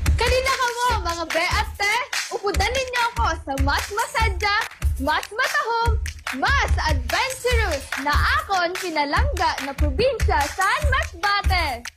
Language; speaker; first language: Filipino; non-native, local second language; Masbatenyo